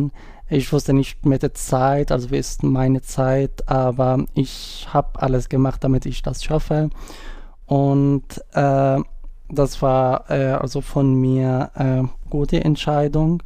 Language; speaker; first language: German; non-native, learner; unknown